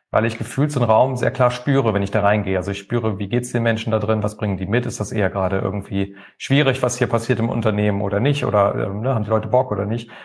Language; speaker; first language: German; native; German